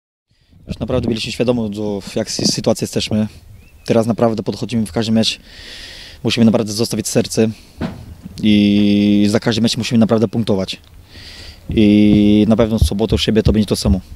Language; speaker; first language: Polish; non-native, fluent; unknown